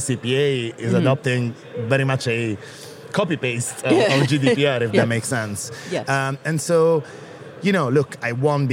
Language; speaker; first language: English; non-native, fluent; Italian